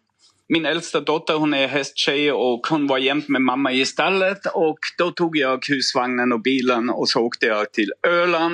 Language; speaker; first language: Swedish; non-native, fluent; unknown